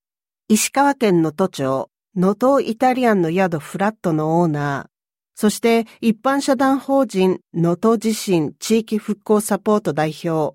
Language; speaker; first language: Japanese; native; Japanese